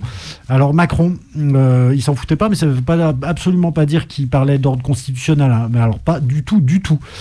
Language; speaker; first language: French; native; French